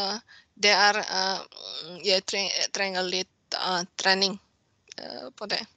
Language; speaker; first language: Norwegian; non-native, learner; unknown